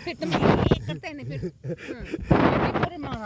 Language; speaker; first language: Hindi; non-native, local second language; Tibetan